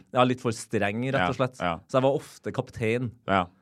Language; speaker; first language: Norwegian; native; Norwegian